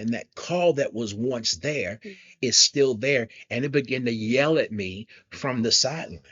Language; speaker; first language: English; native; English